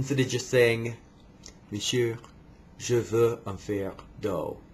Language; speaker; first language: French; non-native, learner; English